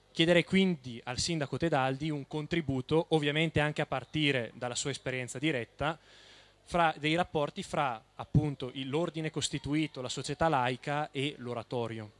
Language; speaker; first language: Italian; native; Italian